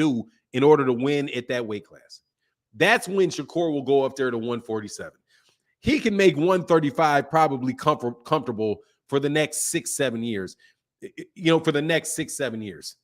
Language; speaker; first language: English; native; English